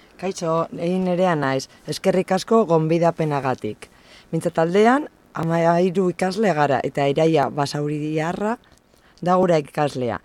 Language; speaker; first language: Basque; non-native, local second language; Spanish